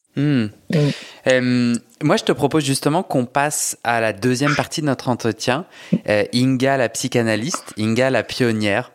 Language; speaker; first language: French; native; French